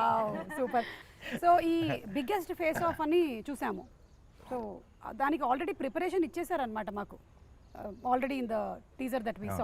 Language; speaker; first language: Telugu; native; Telugu